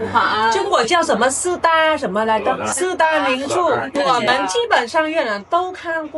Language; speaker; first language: Chinese; non-native, fluent; Vietnamese